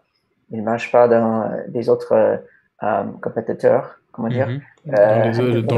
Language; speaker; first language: French; non-native, learner; English